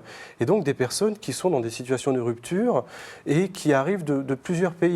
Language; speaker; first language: French; native; French